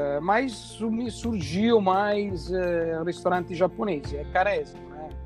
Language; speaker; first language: Portuguese; non-native, fluent; Italian